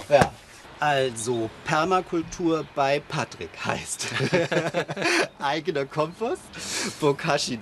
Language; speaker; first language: German; native; German